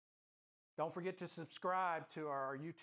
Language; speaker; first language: English; native; English